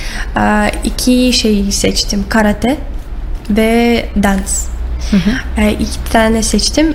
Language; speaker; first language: Turkish; non-native, learner; Russian